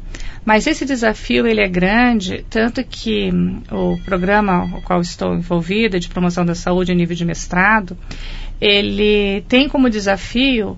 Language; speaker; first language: Portuguese; native; Portuguese